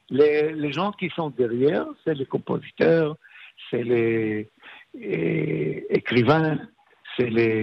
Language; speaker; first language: French; non-native, fluent; Hebrew